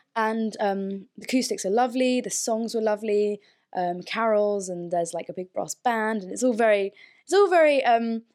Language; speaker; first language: English; early bilingual, other home language; German